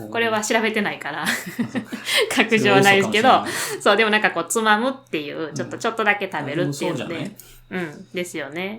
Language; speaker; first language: Japanese; native; Japanese